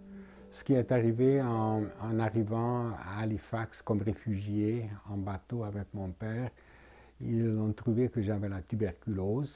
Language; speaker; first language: French; non-native, fluent; Hungarian